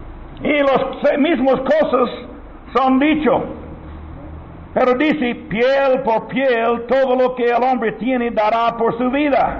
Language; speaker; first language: Spanish; non-native, learner; English